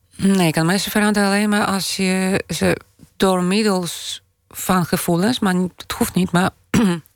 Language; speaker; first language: Dutch; non-native, fluent; Polish